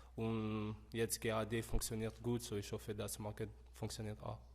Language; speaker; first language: German; non-native, learner; French